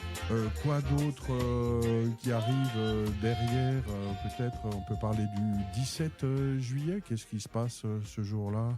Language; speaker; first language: French; native; French